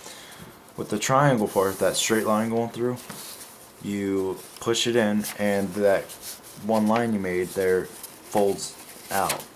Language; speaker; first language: English; native; English